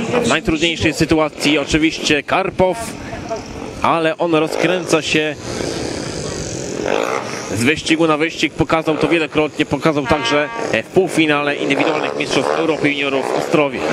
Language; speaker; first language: Polish; native; Polish